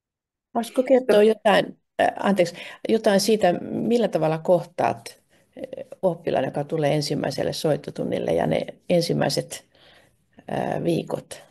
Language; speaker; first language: Finnish; native; Finnish